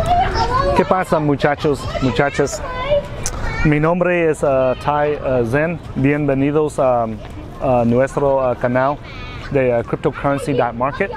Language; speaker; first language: Spanish; non-native, learner; Vietnamese